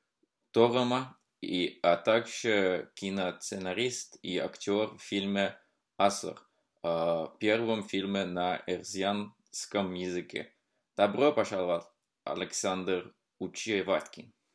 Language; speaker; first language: Russian; non-native, fluent; Norwegian